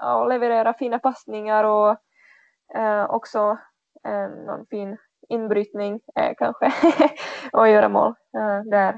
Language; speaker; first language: Swedish; non-native, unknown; Czech